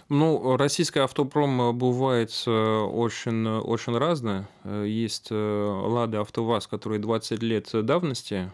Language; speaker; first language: Russian; non-native, fluent; French